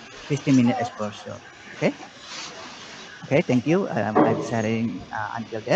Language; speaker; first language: English; non-native, learner; Indonesian